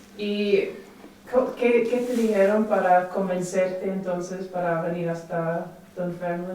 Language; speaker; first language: Spanish; non-native, fluent; English